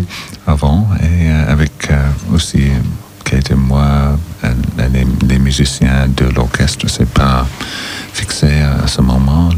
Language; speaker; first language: French; non-native, learner; English